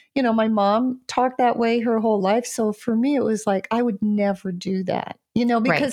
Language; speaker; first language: English; native; English